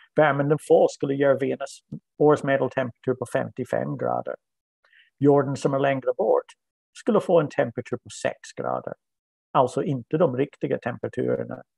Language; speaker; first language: Swedish; non-native, fluent; English